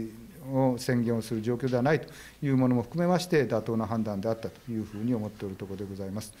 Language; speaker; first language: Japanese; native; Japanese